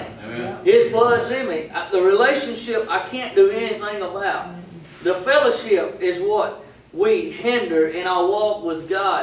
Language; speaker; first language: English; native; English